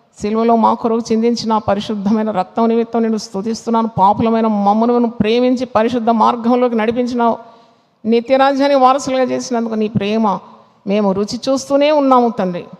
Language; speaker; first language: Telugu; non-native, fluent; Malayalam